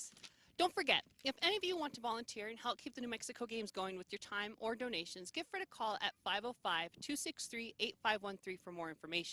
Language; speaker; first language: English; native; English